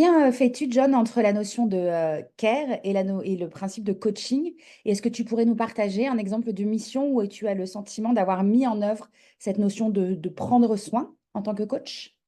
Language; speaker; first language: French; native; French